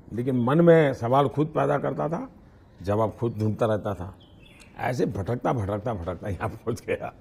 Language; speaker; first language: Hindi; non-native, local second language; Gujarati